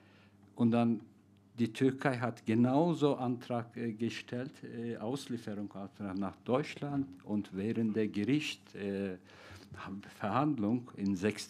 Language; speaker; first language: German; non-native, fluent; Turkish